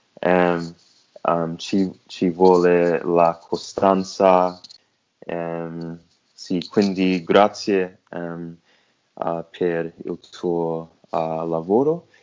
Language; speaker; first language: Italian; non-native, learner; English